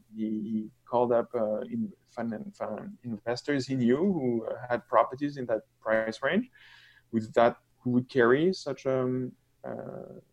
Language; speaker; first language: English; non-native, fluent; French